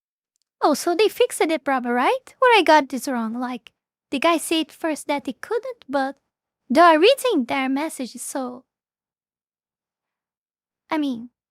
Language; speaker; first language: English; non-native, fluent; Portuguese